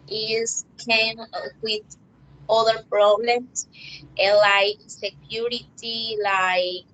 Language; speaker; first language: English; non-native, learner; Spanish